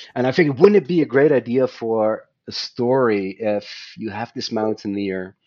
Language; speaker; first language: English; non-native, fluent; Dutch